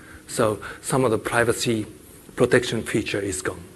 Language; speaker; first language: English; non-native, fluent; Japanese